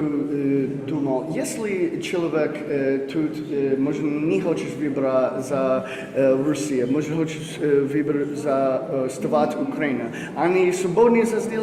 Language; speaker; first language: Russian; non-native, learner; English